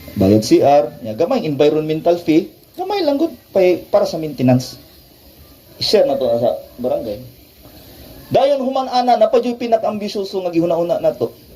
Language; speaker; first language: Cebuano; native; Cebuano